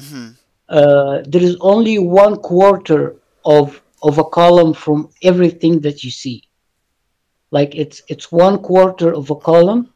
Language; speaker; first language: English; non-native, fluent; Arabic